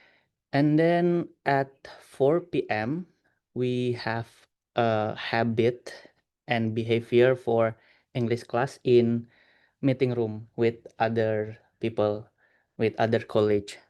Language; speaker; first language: English; non-native, learner; Indonesian